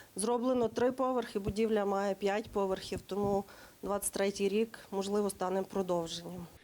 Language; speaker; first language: Ukrainian; native; Ukrainian